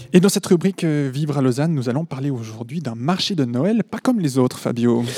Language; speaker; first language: French; native; French